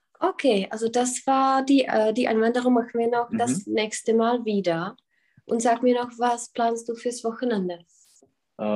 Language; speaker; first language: German; non-native, fluent; Czech